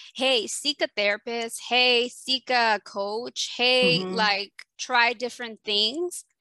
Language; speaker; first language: English; early bilingual, other home language; Spanish